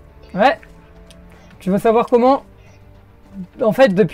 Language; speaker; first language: French; native; French